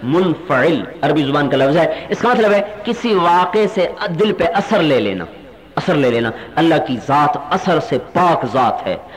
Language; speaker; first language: Urdu; non-native, local second language; Punjabi